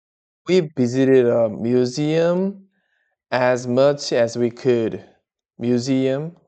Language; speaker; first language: English; non-native, learner; Korean